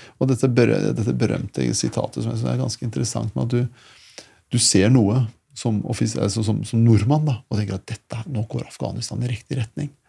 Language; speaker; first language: Norwegian; early bilingual, other home language; Persian